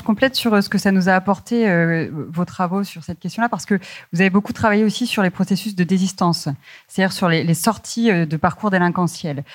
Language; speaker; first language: French; native; French